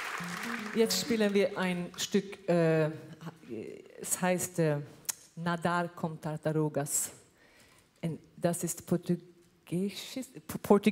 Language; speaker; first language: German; non-native, learner; Swedish